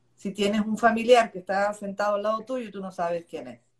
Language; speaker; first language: Spanish; native; Spanish